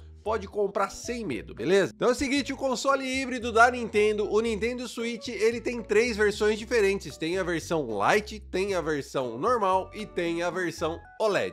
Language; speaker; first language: Portuguese; native; Portuguese